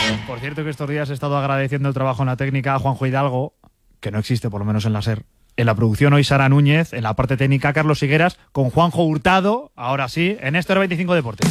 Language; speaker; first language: Spanish; native; Spanish